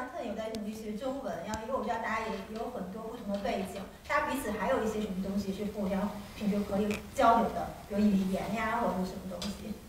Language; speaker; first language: Chinese; native; Chinese